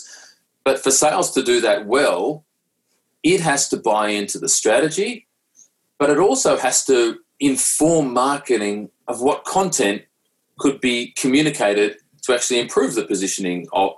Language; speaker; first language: English; native; English